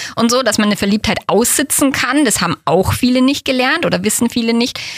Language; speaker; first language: German; native; German